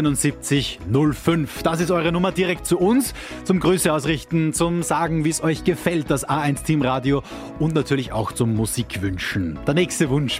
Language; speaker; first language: German; native; German